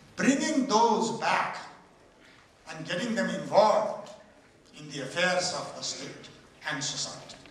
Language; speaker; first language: English; non-native, local second language; Nepali